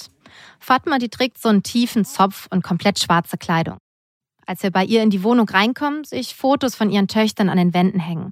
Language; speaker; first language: German; native; German